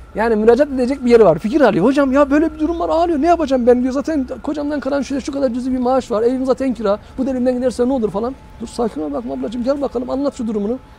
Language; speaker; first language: Turkish; native; Turkish